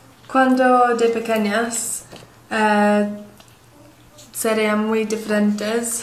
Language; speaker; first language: Spanish; non-native, learner; English